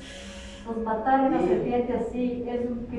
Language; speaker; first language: Spanish; native; Spanish